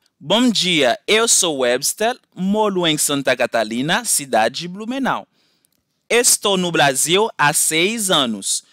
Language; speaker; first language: Portuguese; non-native, fluent; Haitian Creole